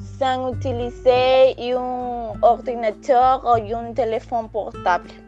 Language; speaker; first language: French; non-native, learner; Spanish